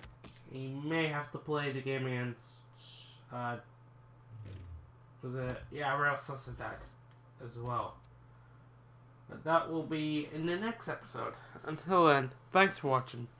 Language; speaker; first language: English; native; English